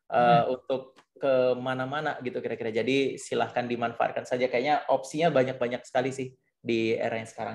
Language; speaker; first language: Indonesian; native; Indonesian